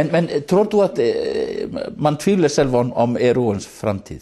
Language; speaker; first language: Danish; non-native, fluent; Icelandic